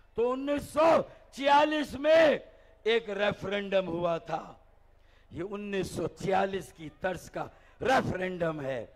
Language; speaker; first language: Urdu; native; Urdu